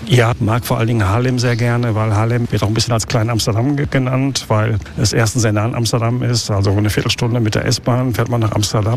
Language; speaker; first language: German; native; German